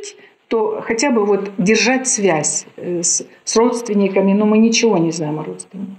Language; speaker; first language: Polish; non-native, learner; Russian